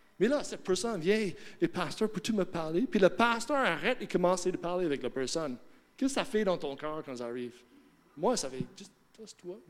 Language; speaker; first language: French; non-native, fluent; English